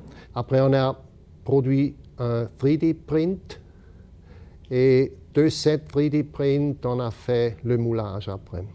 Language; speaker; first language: French; non-native, local second language; German